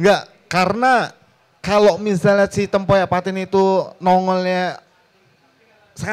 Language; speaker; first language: Indonesian; native; Indonesian